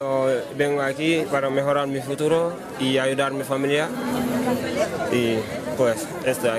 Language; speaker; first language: Spanish; non-native, learner; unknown